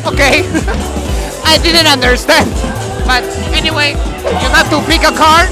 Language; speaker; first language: English; non-native, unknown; Spanish